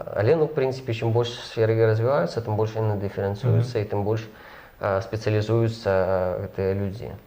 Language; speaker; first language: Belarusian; non-native, local second language; Russian